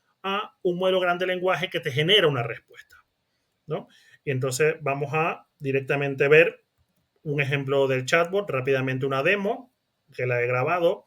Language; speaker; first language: Spanish; native; Spanish